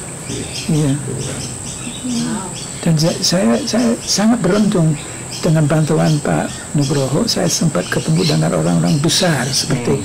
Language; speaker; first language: Indonesian; non-native, fluent; English